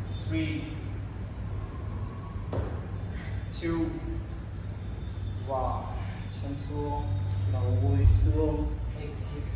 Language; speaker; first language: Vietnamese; non-native, learner; Hindi